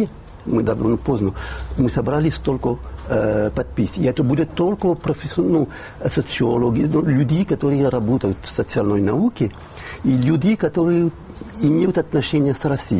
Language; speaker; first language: Russian; non-native, fluent; French